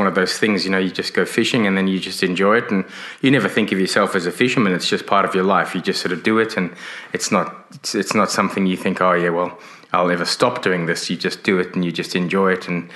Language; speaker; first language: English; native; English